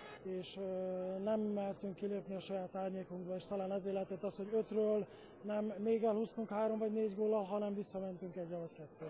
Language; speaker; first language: Hungarian; native; Hungarian